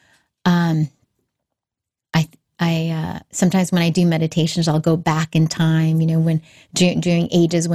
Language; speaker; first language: English; native; English